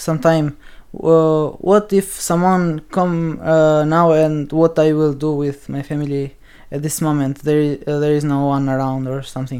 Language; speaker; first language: English; non-native, learner; Albanian